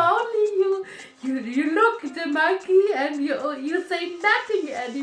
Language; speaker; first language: English; non-native, learner; German